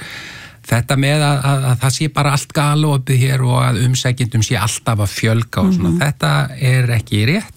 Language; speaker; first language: Icelandic; native; Icelandic